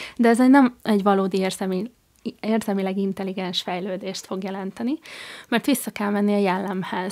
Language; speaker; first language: Hungarian; non-native, fluent; English